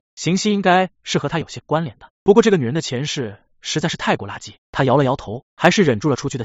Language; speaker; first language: Chinese; native; Chinese